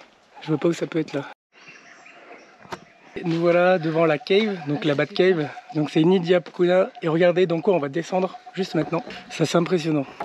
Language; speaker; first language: French; native; French